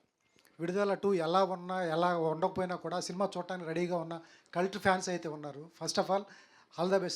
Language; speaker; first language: Telugu; native; Telugu